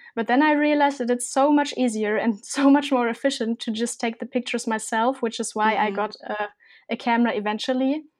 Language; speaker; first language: English; non-native, fluent; German